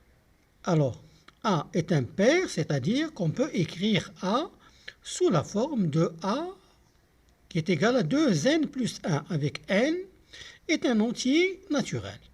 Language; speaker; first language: French; non-native, local second language; Arabic